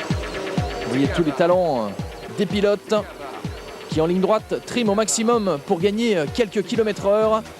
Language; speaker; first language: French; native; French